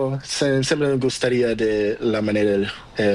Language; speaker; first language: Spanish; non-native, learner; Portuguese